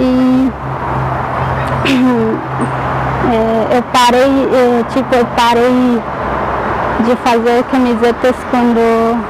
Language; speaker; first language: Portuguese; non-native, local second language; Guarani